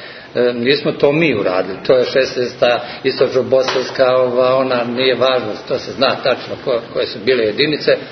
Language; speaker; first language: Serbian; native; Serbian